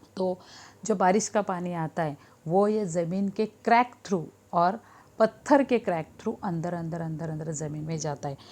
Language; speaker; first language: Hindi; non-native, local second language; Marathi